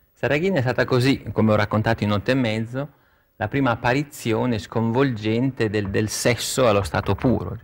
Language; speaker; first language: Italian; native; Italian